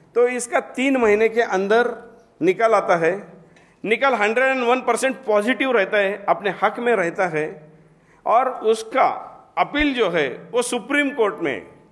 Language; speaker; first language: Hindi; non-native, local second language; Marathi